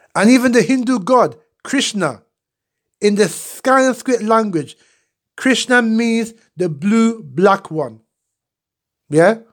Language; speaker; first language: English; non-native, local second language; Akan